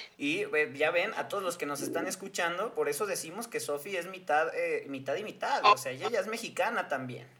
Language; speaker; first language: Spanish; native; Spanish